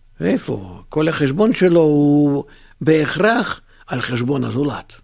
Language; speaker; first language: Hebrew; non-native, fluent; Russian